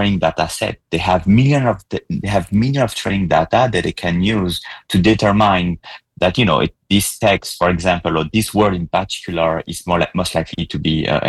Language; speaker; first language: English; non-native, fluent; French